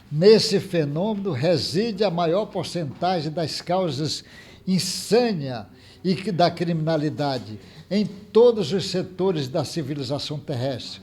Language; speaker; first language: Portuguese; native; Portuguese